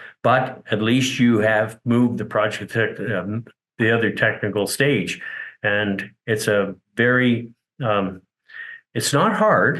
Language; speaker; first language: English; native; English